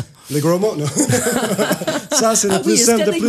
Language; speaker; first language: French; non-native, fluent; English